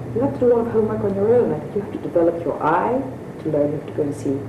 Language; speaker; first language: English; native; English